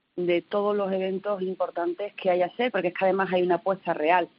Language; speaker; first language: Spanish; native; Spanish